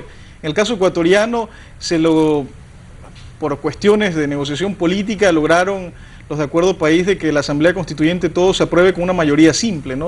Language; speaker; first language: Spanish; native; Spanish